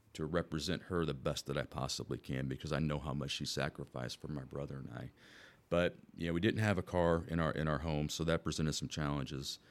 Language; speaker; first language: English; native; English